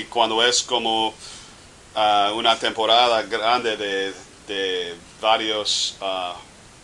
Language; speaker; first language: Spanish; non-native, fluent; English